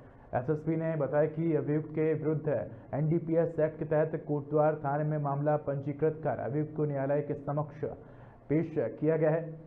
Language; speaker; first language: Hindi; native; Hindi